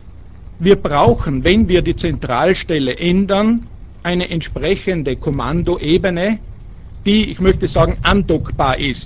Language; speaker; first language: German; native; German